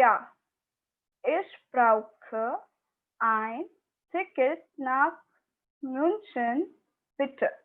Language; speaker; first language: German; non-native, learner; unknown